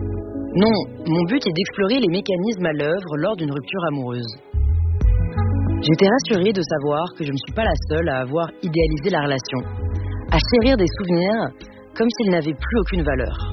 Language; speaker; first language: French; native; French